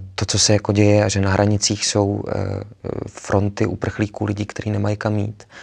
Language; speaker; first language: Czech; native; Czech